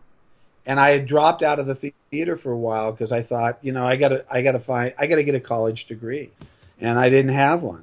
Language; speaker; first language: English; native; English